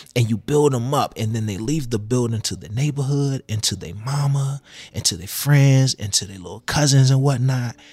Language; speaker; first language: English; native; English